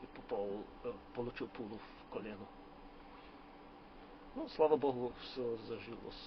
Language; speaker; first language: Ukrainian; non-native, learner; Slovak